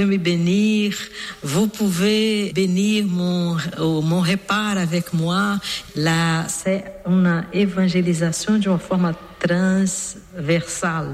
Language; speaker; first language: French; non-native, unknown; Portuguese